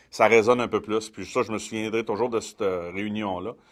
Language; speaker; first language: French; native; French